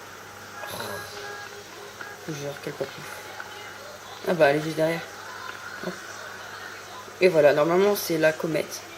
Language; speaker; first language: French; native; French